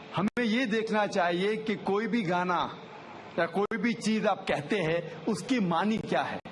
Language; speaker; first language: Urdu; non-native, local second language; Konkani